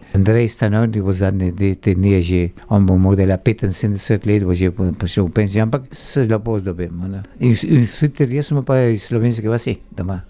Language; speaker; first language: Slovenian; early bilingual, heritage; Slovenian